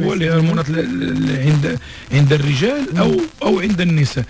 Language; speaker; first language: Arabic; native; Arabic